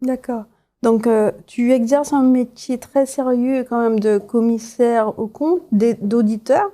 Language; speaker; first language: French; native; French